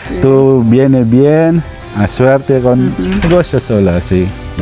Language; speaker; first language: Spanish; non-native, learner; Filipino